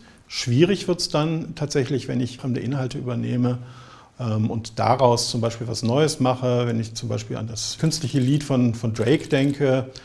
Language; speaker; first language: German; native; German